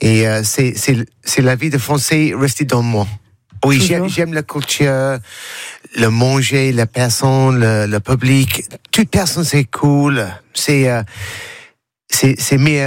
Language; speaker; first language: French; non-native, learner; English